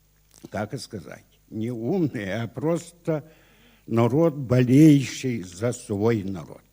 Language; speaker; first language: Russian; non-native, local second language; Yakut